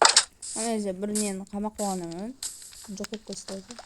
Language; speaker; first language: Kazakh; native; Kazakh